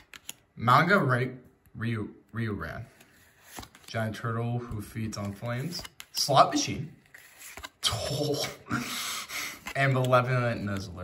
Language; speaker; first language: English; native; English